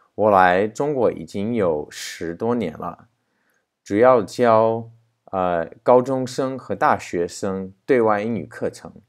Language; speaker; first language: Chinese; non-native, fluent; English